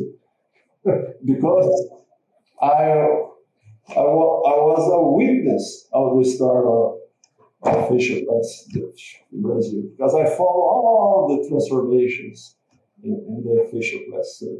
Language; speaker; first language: English; non-native, learner; Portuguese